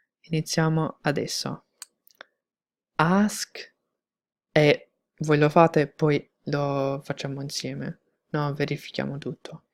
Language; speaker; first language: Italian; non-native, fluent; English